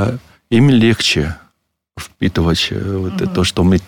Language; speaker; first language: Russian; non-native, learner; Chinese